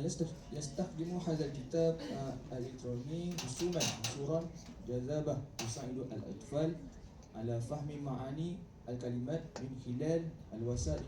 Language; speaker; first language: Arabic; non-native, learner; Malay